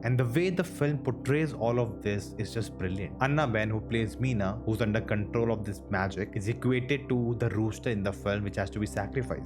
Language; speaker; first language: English; non-native, local second language; Hindi